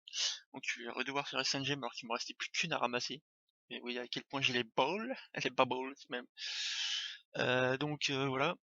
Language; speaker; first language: French; native; French